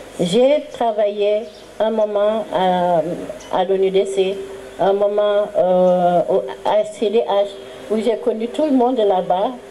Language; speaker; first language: French; non-native, local second language; Wolof